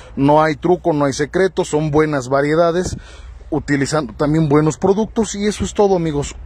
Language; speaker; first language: Spanish; native; Spanish